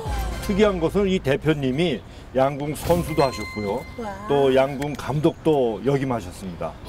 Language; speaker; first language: Korean; native; Korean